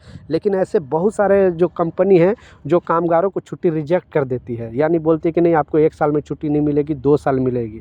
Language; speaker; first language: Hindi; native; Hindi